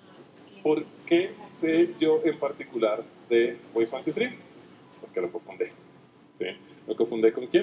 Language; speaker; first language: Spanish; native; Spanish